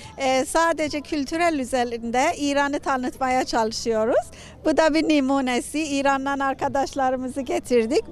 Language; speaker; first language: Turkish; non-native, fluent; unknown